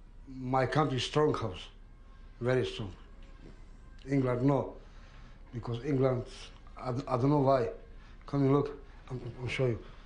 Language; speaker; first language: English; non-native, learner; Romanian